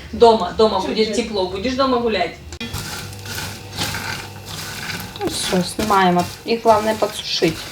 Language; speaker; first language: Russian; native; Russian